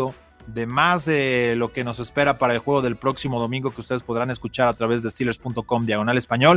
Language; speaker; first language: Spanish; native; Spanish